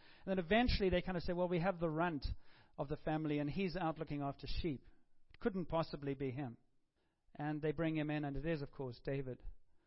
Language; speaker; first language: English; native; English